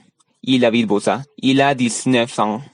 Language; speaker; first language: French; non-native, learner; Spanish